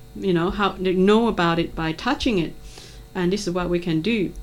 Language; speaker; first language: English; non-native, local second language; Cantonese